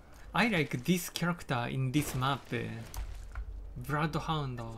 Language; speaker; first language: English; non-native, learner; Japanese